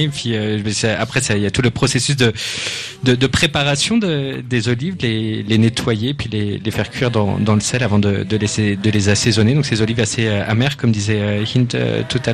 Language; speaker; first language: French; native; French